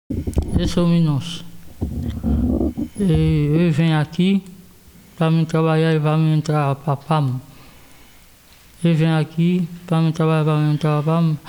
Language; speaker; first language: Portuguese; non-native, learner; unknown